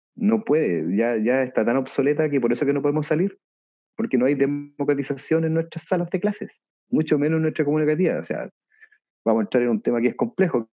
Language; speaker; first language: Spanish; native; Spanish